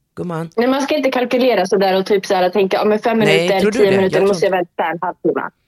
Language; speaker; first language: Swedish; early bilingual, other home language; Tigrinya